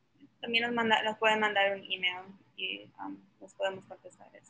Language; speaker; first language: Spanish; early bilingual, other home language; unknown